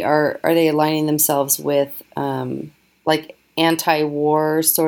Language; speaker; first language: English; native; English